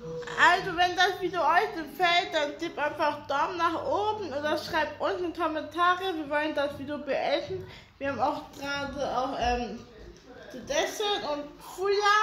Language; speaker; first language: German; early bilingual, other home language; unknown